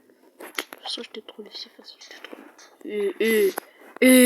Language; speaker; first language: French; native; French